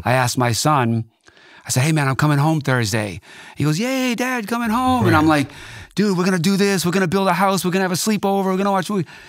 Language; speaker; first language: English; native; English